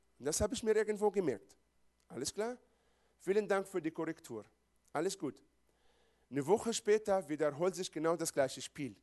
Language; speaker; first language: German; non-native, fluent; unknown